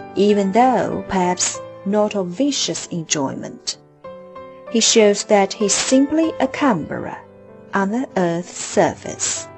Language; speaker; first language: English; non-native, fluent; Chinese